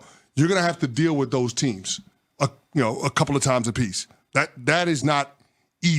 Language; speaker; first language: English; native; English